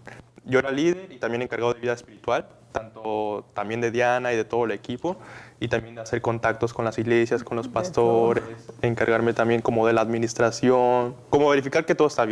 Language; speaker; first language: Spanish; native; Spanish